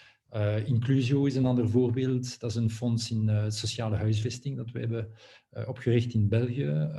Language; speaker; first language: Dutch; non-native, local second language; French